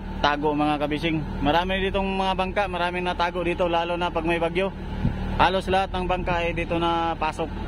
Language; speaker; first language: Filipino; native; Filipino